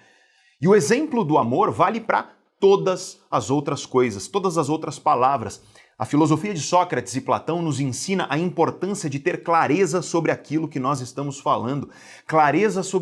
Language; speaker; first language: Portuguese; native; Portuguese